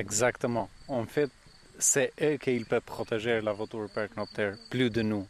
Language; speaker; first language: French; non-native, fluent; Albanian